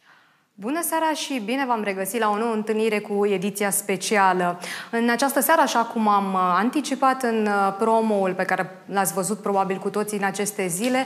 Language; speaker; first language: Romanian; native; Romanian